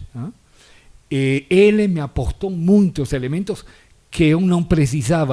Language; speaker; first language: Portuguese; non-native, fluent; Spanish